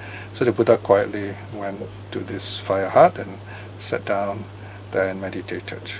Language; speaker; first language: English; native; English